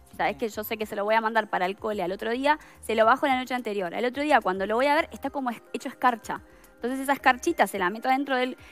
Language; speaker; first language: Spanish; native; Spanish